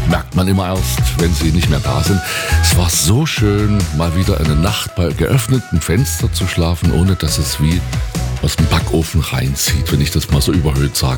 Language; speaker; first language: German; native; German